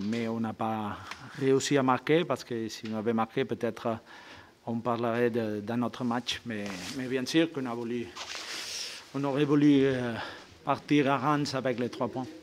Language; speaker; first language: French; non-native, fluent; Spanish